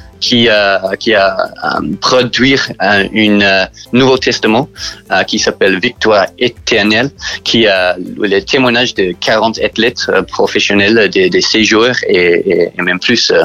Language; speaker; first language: French; non-native, learner; English